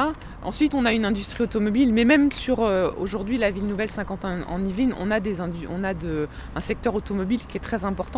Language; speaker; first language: French; native; French